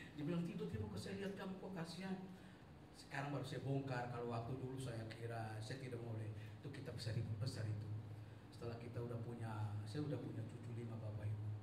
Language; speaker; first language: Indonesian; non-native, local second language; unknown